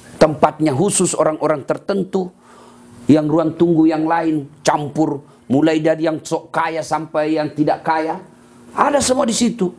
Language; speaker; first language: Malay; non-native, local second language; Buginese